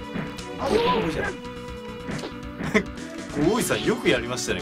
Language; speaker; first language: Japanese; native; Japanese